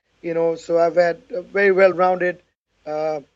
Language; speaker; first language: English; non-native, local second language; Urdu